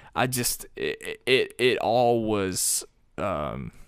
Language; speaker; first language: English; native; English